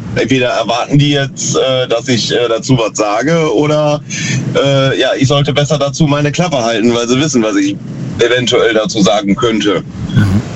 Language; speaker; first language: German; native; German